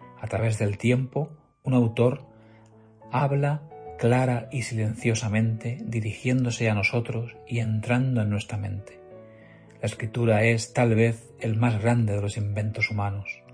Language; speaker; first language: Spanish; native; Spanish